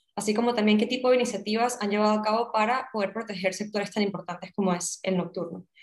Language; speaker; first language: Spanish; native; Spanish